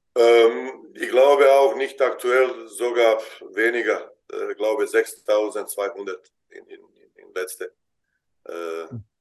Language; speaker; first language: German; non-native, fluent; Bosnian